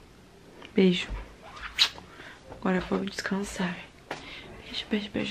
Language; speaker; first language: Portuguese; native; Portuguese